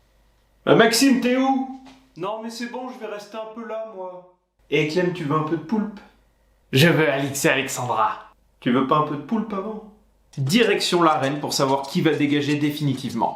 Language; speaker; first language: French; native; French